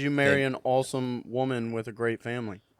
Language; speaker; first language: English; native; English